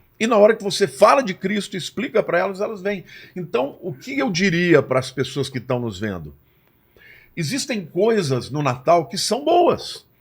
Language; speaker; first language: Portuguese; native; Portuguese